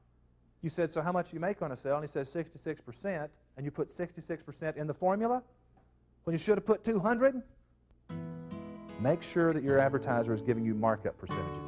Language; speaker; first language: English; native; English